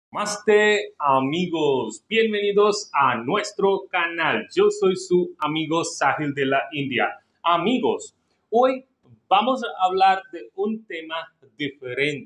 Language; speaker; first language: Spanish; non-native, local second language; Hindi